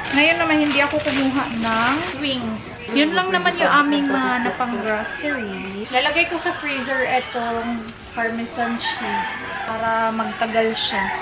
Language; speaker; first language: Filipino; non-native, local second language; Cebuano